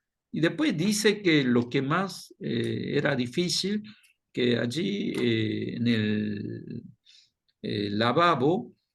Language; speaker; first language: Spanish; non-native, fluent; Korean